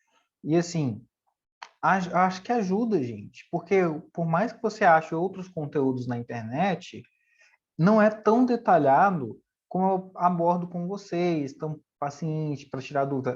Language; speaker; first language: Portuguese; native; Portuguese